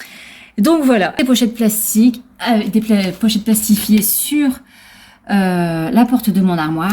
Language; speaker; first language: French; native; French